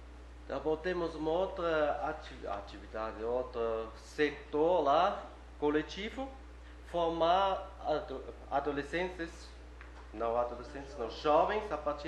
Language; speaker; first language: Portuguese; non-native, fluent; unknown